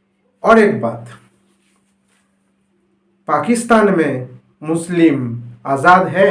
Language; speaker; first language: Hindi; non-native, local second language; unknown